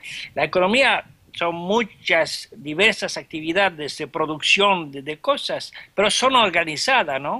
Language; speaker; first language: Spanish; non-native, fluent; French